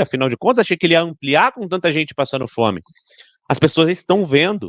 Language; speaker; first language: Portuguese; native; Portuguese